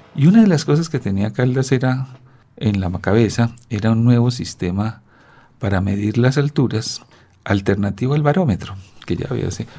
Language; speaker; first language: Spanish; native; Spanish